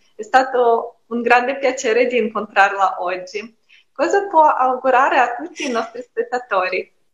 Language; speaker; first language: Italian; non-native, fluent; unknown